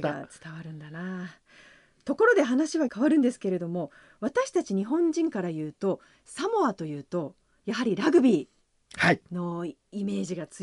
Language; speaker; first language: Japanese; native; Japanese